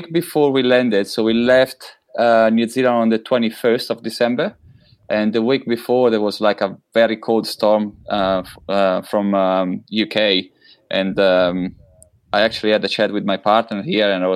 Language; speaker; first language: English; non-native, fluent; Italian